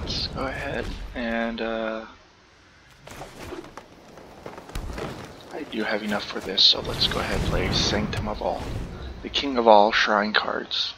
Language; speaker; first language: English; native; English